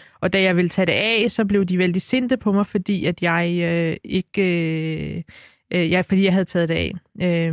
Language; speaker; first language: Danish; early bilingual, other home language; Arabic